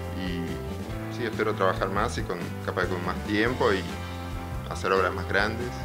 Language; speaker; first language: Spanish; early bilingual, other home language; Russian